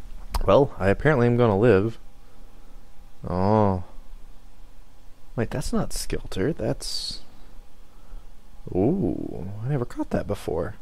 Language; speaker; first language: English; native; English